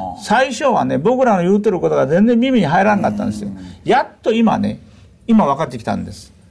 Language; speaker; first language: Japanese; non-native, fluent; Korean